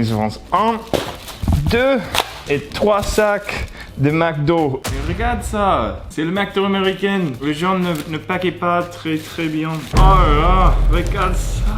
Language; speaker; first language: French; non-native, learner; English